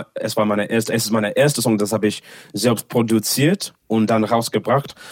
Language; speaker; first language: German; non-native, learner; English